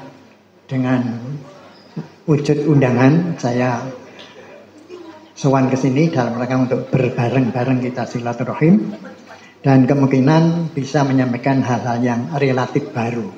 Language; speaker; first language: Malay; non-native, local second language; Javanese